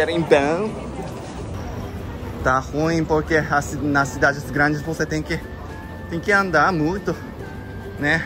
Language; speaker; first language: Portuguese; non-native, fluent; Japanese